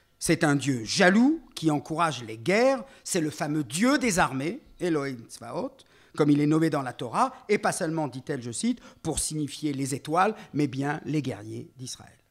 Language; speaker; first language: French; native; French